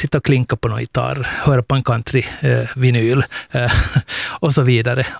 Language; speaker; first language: Swedish; native; Swedish